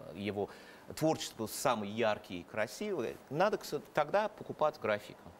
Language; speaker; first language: Russian; non-native, fluent; English